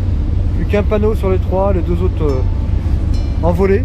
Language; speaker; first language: French; non-native, learner; English